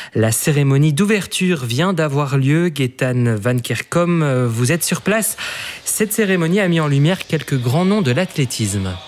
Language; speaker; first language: French; native; French